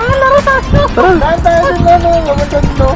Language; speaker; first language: Filipino; non-native, local second language; Cebuano